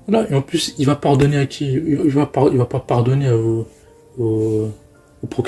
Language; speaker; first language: French; native; French